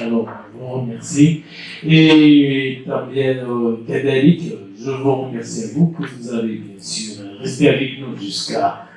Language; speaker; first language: French; non-native, local second language; Arabic